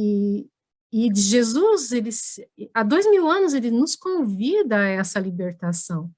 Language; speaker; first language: Portuguese; native; Portuguese